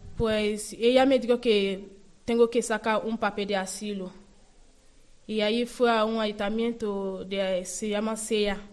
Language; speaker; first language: Spanish; non-native, learner; Yoruba